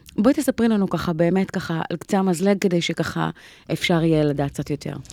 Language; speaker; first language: Hebrew; native; Hebrew